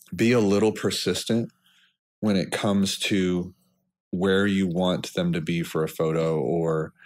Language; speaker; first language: English; native; English